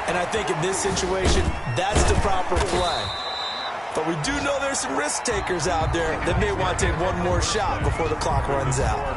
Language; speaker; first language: English; native; English